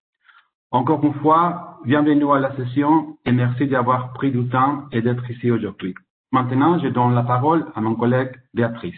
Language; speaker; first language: French; non-native, fluent; Italian